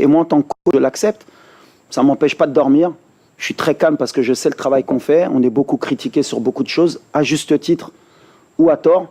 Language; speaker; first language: French; native; French